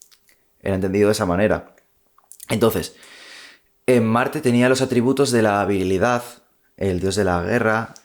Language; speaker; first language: Spanish; native; Spanish